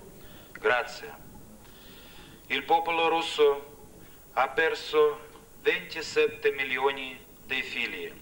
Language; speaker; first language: Italian; non-native, fluent; Russian